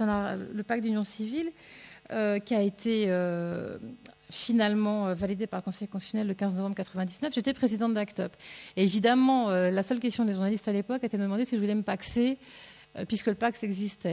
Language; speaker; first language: French; native; French